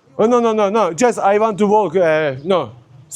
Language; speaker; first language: English; non-native, learner; Turkish